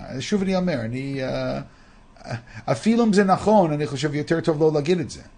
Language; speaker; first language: Hebrew; non-native, fluent; English